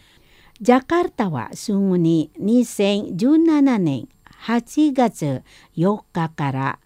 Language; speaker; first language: Japanese; non-native, fluent; Indonesian